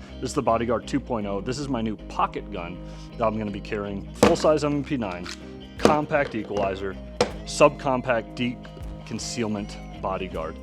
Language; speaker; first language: English; native; English